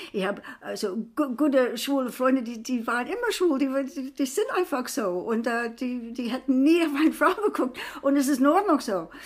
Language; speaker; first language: German; non-native, fluent; English